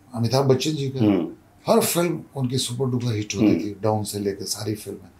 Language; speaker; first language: Hindi; native; Hindi